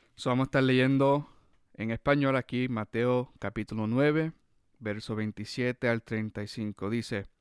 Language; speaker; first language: Spanish; early bilingual, heritage; Spanish